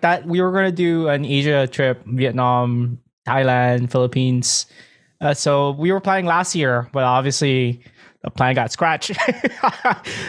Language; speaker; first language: English; non-native, local second language; Filipino